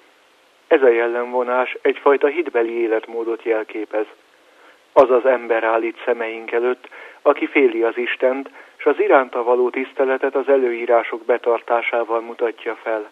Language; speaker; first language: Hungarian; native; Hungarian